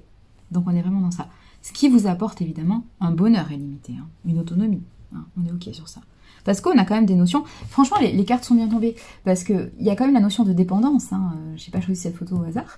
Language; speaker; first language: French; native; French